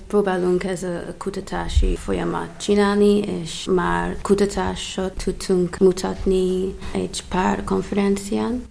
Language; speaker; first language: Hungarian; non-native, fluent; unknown